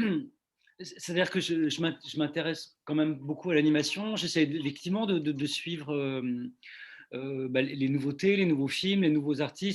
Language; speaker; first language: French; native; French